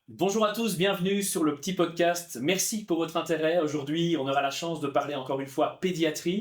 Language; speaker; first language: French; native; French